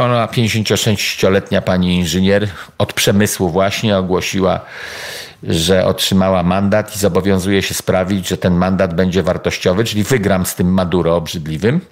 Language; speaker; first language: Polish; native; Polish